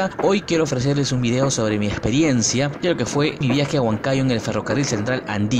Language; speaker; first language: Spanish; native; Spanish